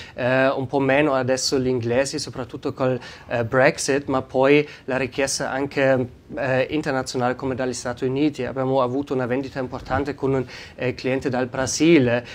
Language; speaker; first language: Italian; non-native, fluent; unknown